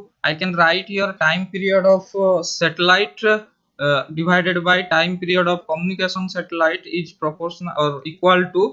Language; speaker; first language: English; non-native, local second language; Hindi